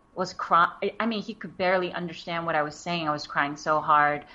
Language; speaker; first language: English; early bilingual, other home language; Wu Chinese